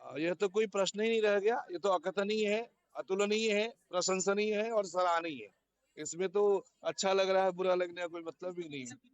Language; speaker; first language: Hindi; native; Hindi